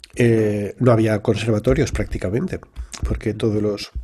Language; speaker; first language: Spanish; native; Spanish